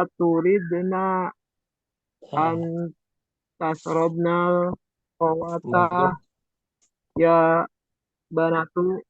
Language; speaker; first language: Arabic; non-native, learner; Indonesian